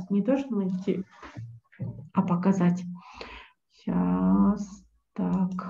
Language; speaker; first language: Russian; native; Russian